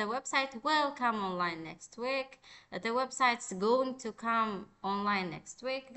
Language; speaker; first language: English; non-native, fluent; Uzbek